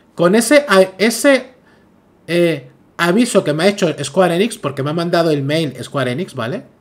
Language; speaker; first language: Spanish; native; Spanish